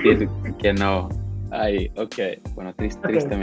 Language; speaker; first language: Spanish; non-native, fluent; English